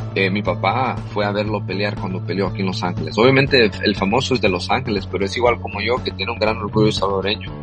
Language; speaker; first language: Spanish; early bilingual, heritage; Spanish